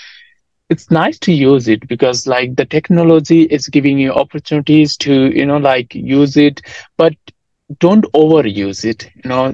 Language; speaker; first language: English; non-native, local second language; Nepali